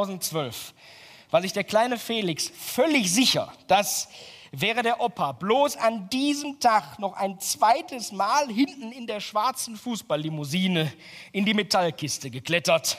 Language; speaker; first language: German; native; German